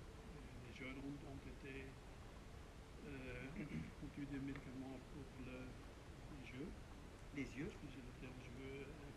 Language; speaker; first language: French; non-native, fluent; Dutch